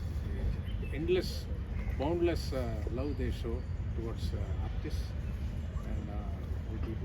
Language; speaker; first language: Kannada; non-native, learner; Telugu